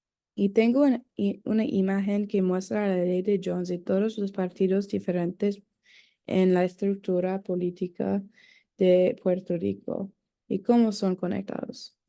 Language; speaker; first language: Spanish; non-native, learner; English